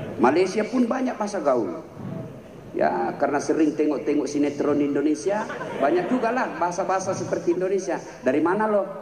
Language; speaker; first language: Malay; non-native, local second language; Buginese